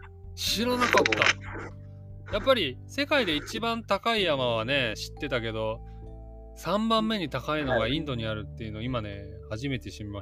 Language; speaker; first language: Japanese; native; Japanese